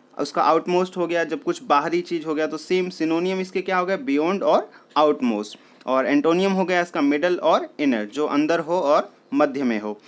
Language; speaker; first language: Hindi; native; Hindi